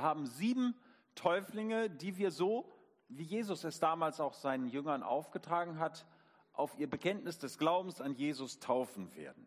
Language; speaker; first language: German; native; German